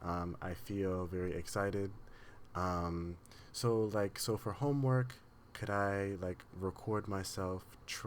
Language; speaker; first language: English; non-native, learner; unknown